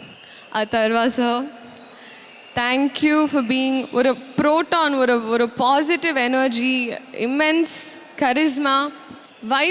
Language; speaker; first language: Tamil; non-native, learner; Telugu